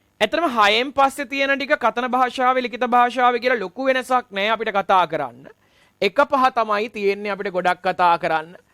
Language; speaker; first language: Sinhala; non-native, local second language; Tamil